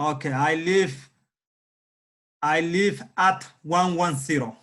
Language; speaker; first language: English; non-native, learner; Somali